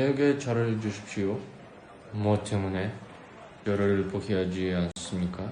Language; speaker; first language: Korean; non-native, learner; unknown